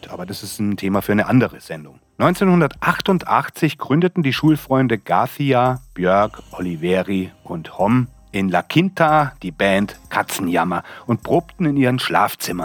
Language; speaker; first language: German; native; German